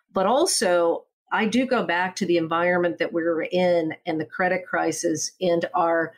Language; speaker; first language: English; native; English